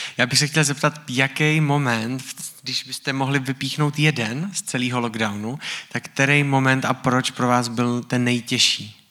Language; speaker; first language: Czech; native; Czech